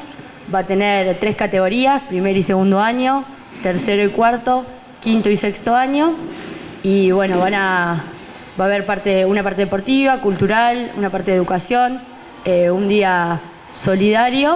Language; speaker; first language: Spanish; native; Spanish